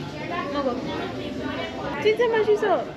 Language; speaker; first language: Korean; non-native, learner; Spanish